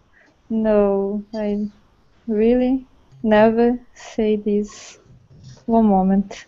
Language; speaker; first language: English; non-native, learner; Portuguese